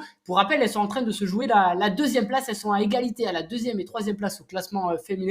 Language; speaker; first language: French; native; French